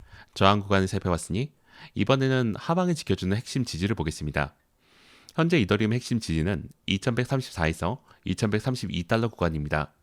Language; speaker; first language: Korean; native; Korean